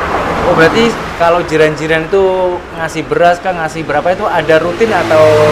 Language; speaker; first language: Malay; non-native, local second language; Javanese